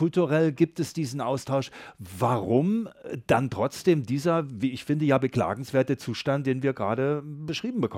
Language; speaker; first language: German; native; German